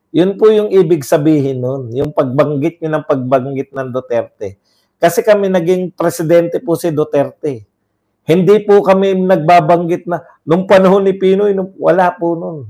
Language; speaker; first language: Filipino; non-native, local second language; Iloko